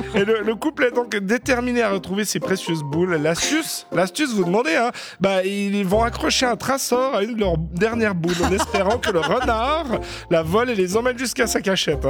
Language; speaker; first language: French; native; French